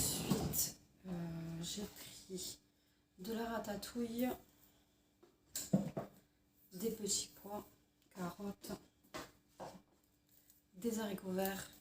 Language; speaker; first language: French; native; French